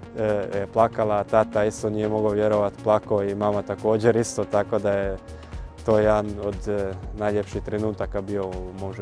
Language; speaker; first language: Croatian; early bilingual, heritage; Croatian